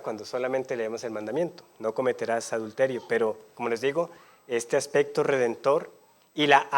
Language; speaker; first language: Spanish; native; Spanish